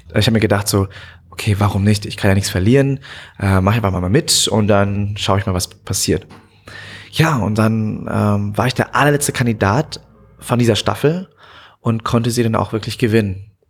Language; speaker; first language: German; native; German